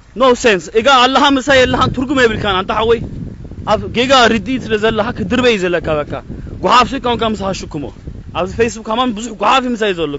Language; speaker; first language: Tigrinya; early bilingual, heritage; Tigrinya